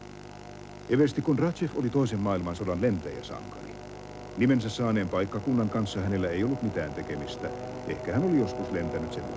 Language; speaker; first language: Finnish; native; Finnish